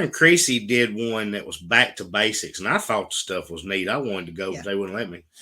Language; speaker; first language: English; native; English